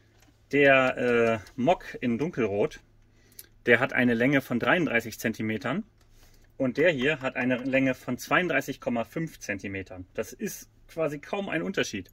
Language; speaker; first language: German; native; German